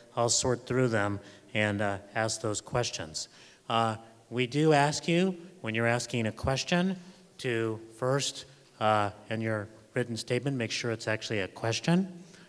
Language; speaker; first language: English; native; English